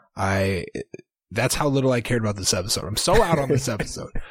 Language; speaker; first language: English; native; English